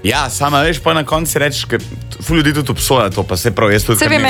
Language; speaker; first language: Slovenian; native; Slovenian